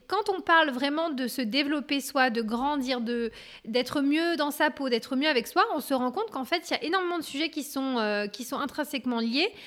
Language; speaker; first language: French; native; French